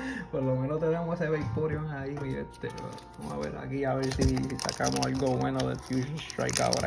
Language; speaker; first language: Spanish; native; Spanish